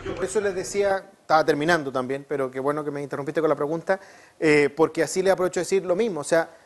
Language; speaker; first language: Spanish; native; Spanish